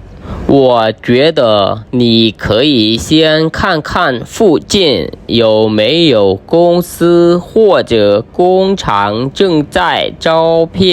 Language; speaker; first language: Chinese; non-native, fluent; Khmer